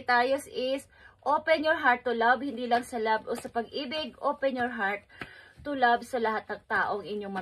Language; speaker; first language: Filipino; native; Filipino